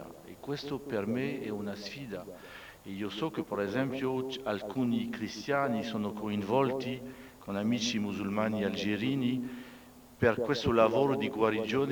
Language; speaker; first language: Italian; non-native, fluent; French